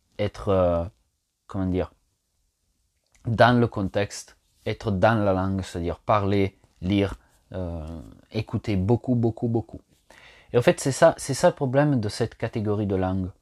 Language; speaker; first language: French; non-native, fluent; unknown